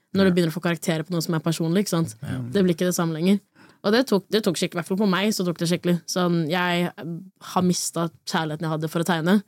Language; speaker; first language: Norwegian; early bilingual, other home language; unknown